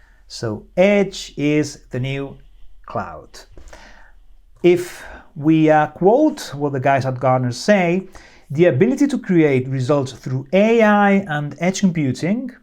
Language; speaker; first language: English; non-native, fluent; Spanish